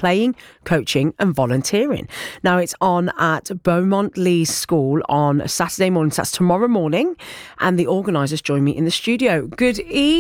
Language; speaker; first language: English; native; English